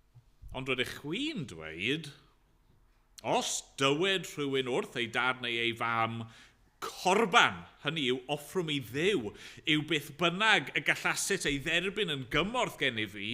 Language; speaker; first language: Welsh; native; Welsh